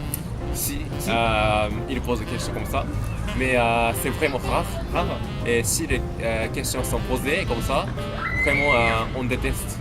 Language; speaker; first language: French; non-native, learner; Japanese